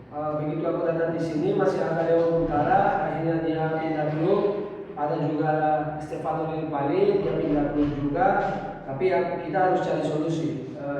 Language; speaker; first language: Indonesian; non-native, fluent; Portuguese